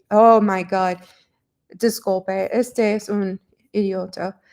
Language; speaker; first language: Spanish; non-native, learner; English